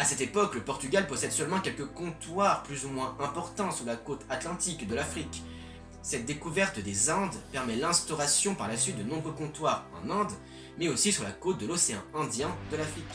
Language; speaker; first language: French; native; French